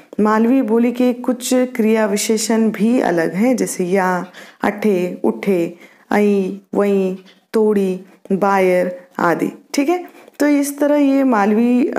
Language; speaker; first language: Hindi; non-native, local second language; Marathi